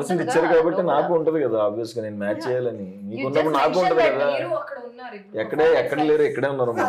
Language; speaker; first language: Telugu; native; Telugu